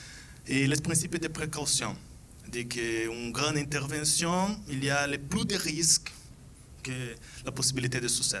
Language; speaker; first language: French; non-native, fluent; Portuguese